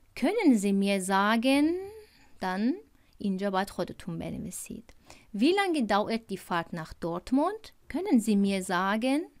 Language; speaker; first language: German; non-native, fluent; Persian